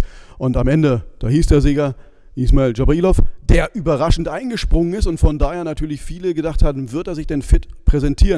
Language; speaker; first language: German; native; German